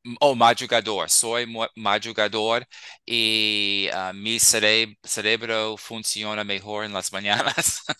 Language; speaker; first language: Spanish; non-native, fluent; English